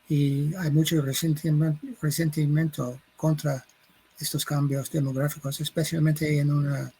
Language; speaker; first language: Spanish; non-native, fluent; English